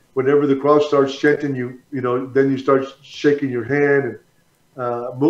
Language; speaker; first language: English; native; English